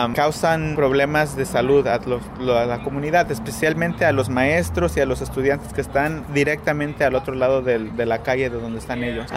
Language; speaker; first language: Spanish; early bilingual, heritage; Spanish